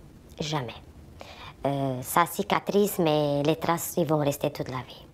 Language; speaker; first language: French; non-native, fluent; Romanian